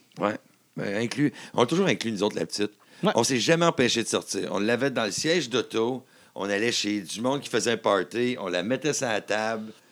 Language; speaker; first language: French; native; French